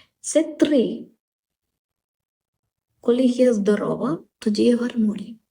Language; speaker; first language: Ukrainian; non-native, learner; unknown